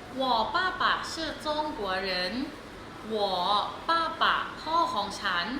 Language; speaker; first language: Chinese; non-native, fluent; Thai